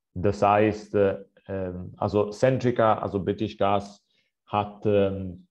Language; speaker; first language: German; non-native, fluent; Italian